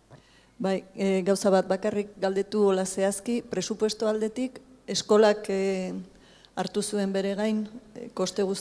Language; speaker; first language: Basque; native; Basque